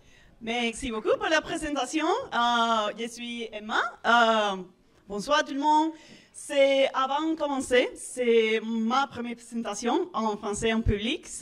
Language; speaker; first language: French; non-native, learner; Spanish